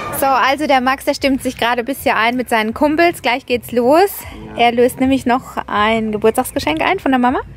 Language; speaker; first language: German; non-native, fluent; Italian